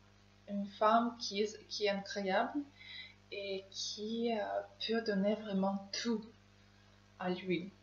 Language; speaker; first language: French; non-native, learner; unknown